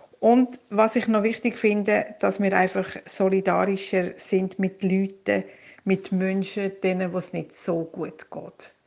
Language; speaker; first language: German; native; German